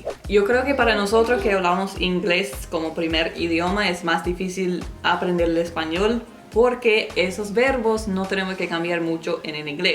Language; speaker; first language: Spanish; non-native, fluent; English